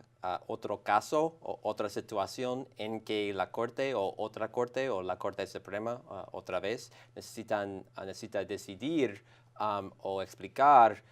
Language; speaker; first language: Spanish; non-native, learner; English